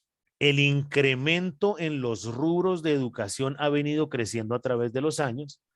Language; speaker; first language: Spanish; native; Spanish